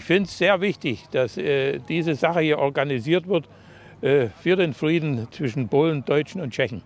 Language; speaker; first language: German; native; German